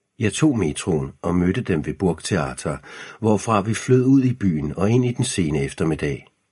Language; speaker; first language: Danish; native; Danish